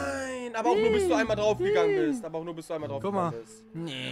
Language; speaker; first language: German; native; German